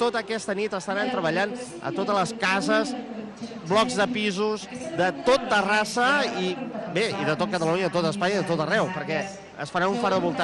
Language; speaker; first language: Catalan; native; Catalan